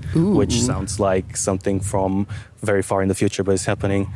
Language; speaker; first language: English; non-native, fluent; Bulgarian